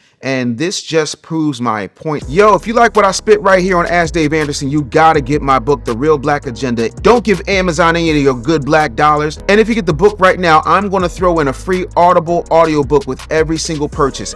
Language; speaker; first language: English; native; English